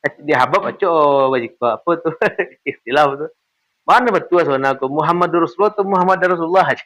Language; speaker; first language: Malay; non-native, local second language; Minangkabau